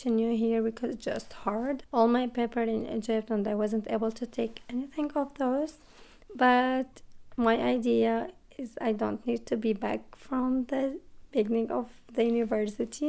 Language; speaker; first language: English; non-native, learner; Arabic